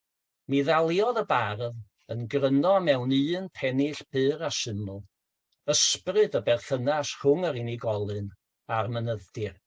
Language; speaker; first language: Welsh; native; Welsh